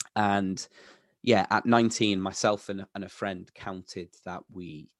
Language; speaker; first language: English; native; English